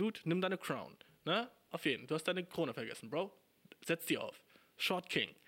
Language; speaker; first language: German; native; German